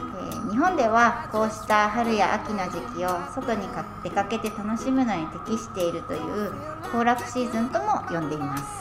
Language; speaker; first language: Japanese; native; Japanese